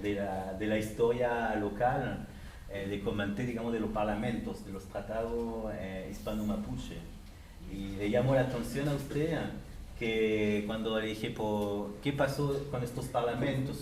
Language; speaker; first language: Spanish; native; Spanish